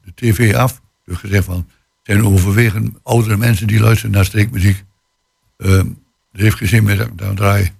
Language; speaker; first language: Dutch; native; Dutch